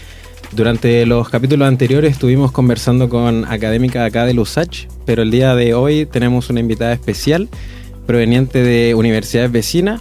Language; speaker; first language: Spanish; native; Spanish